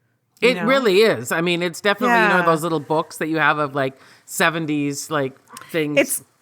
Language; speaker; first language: English; native; English